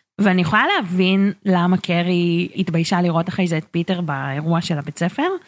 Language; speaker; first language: Hebrew; native; Hebrew